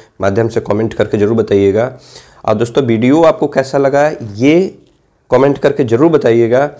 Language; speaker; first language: Hindi; native; Hindi